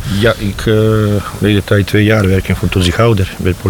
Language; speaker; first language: Dutch; non-native, learner; Bosnian